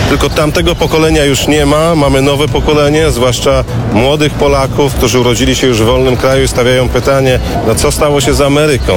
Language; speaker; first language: Polish; native; Polish